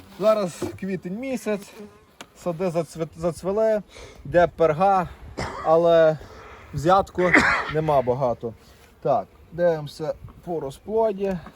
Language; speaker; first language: Ukrainian; native; Ukrainian